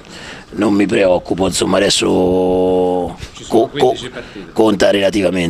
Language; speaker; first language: Italian; native; Italian